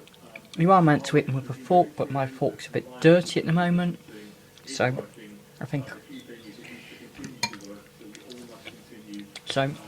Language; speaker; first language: English; native; English